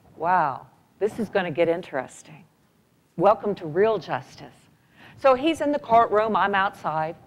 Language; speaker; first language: English; native; English